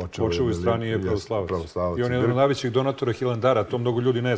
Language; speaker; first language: Serbian; native; Serbian